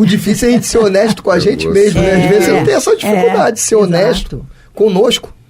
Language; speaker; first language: Portuguese; native; Portuguese